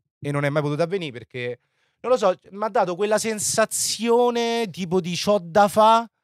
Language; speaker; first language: Italian; native; Italian